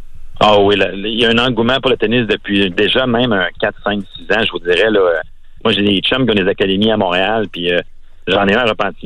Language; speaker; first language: French; native; French